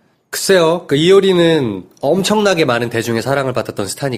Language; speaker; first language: Korean; native; Korean